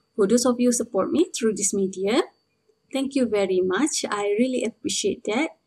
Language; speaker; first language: English; non-native, local second language; Malay